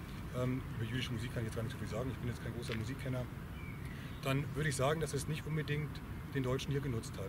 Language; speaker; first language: German; native; German